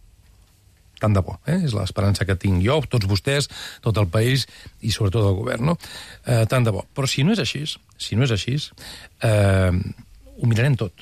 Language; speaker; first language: Catalan; native; Catalan